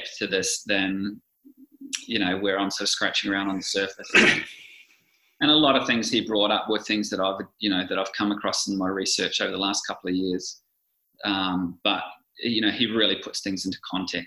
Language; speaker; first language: English; native; English